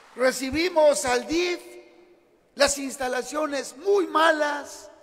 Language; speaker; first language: Spanish; native; Spanish